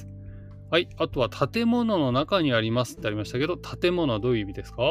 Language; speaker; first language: Japanese; native; Japanese